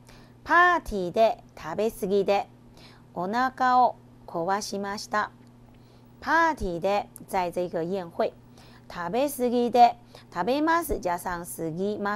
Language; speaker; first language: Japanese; non-native, fluent; Chinese